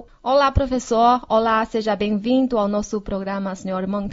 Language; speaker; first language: Portuguese; non-native, fluent; Chinese